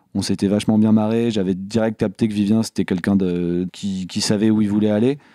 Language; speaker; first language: French; native; French